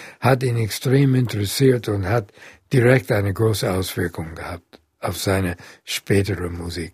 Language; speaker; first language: German; non-native, fluent; English